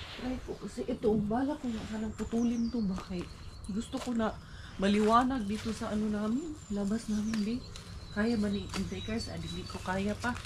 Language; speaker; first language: Filipino; non-native, local second language; Cebuano